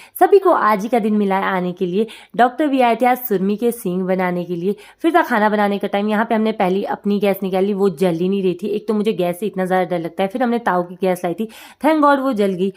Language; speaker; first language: Hindi; native; Hindi